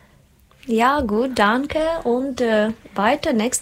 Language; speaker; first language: German; non-native, learner; Russian